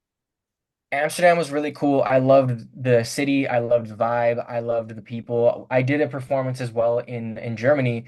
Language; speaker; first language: English; native; English